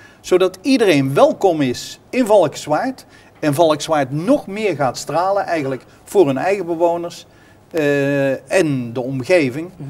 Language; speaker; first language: Dutch; native; Dutch